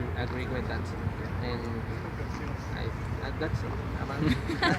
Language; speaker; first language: English; non-native, learner; Spanish